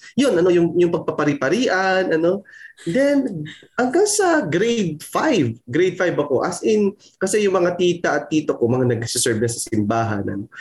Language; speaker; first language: Filipino; non-native, local second language; Pampanga